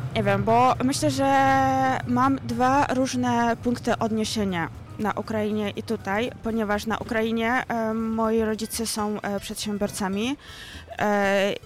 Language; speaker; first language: Polish; non-native, fluent; Ukrainian